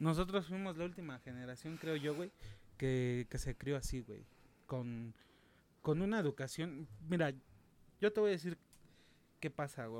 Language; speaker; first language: Spanish; native; Spanish